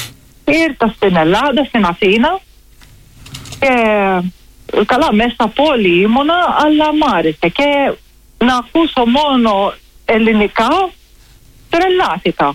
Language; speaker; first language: Greek; non-native, learner; Maltese